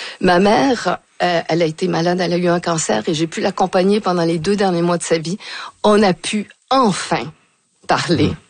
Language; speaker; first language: French; native; French